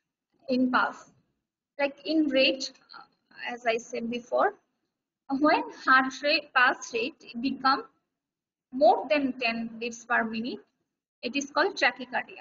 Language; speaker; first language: English; non-native, local second language; Bangla